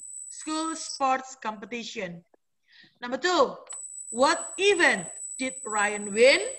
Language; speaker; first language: English; non-native, fluent; Indonesian